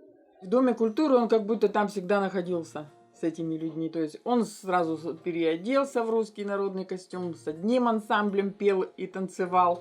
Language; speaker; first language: Russian; native; Russian